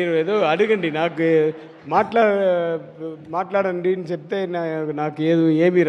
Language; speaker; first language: Telugu; non-native, learner; Tamil